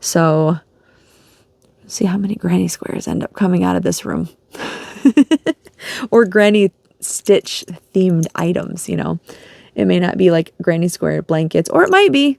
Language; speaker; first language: English; native; English